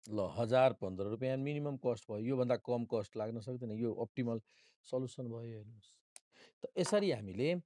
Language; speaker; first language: Nepali; non-native, local second language; Maithili